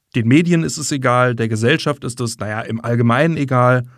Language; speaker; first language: German; non-native, fluent; English